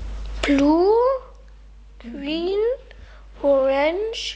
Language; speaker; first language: English; non-native, learner; German